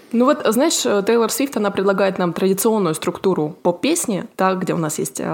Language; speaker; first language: Russian; native; Russian